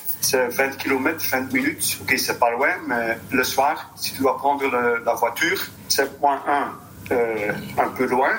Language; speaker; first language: French; non-native, local second language; Dutch